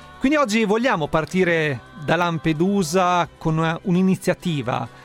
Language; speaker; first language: Italian; native; Italian